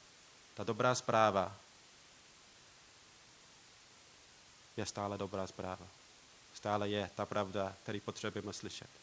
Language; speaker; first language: Czech; non-native, learner; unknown